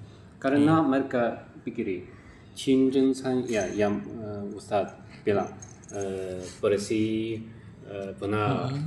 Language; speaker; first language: Indonesian; non-native, learner; Chinese